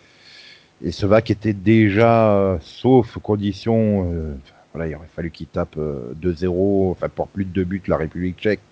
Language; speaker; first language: French; native; French